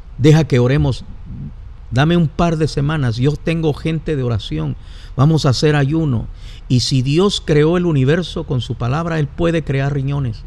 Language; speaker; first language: Spanish; native; Spanish